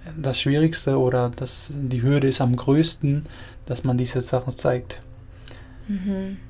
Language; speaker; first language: German; early bilingual, other home language; Spanish